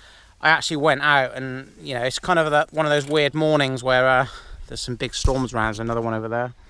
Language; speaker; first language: English; native; English